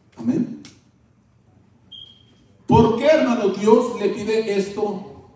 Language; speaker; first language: Spanish; native; Spanish